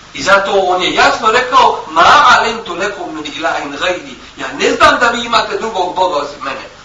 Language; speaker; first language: Bosnian; native; Bosnian